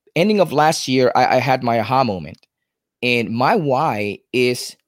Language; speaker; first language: English; native; English